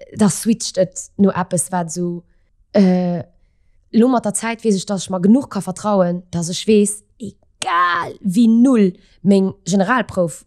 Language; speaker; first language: Luxembourgish; early bilingual, other home language; Portuguese